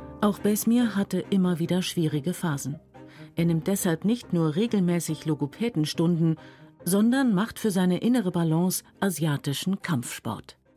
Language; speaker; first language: German; native; German